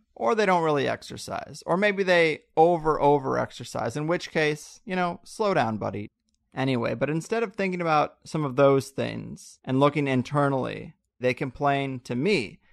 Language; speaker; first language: English; native; English